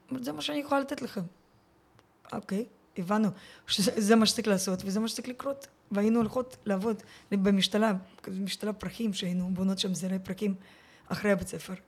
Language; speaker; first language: Hebrew; early bilingual, other home language; Russian